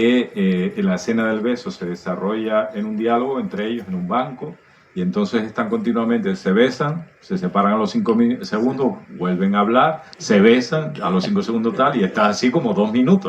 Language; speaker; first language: Spanish; native; Spanish